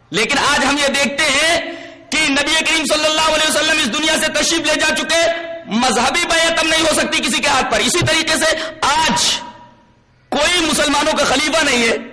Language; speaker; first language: Urdu; native; Urdu